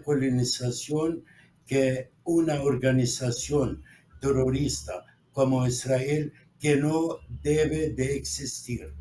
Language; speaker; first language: Spanish; non-native, fluent; Arabic